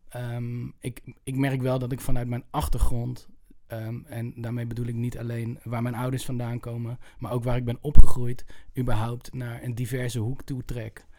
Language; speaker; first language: Dutch; native; Dutch